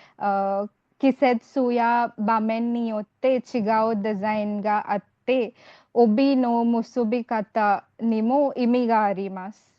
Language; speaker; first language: Japanese; non-native, learner; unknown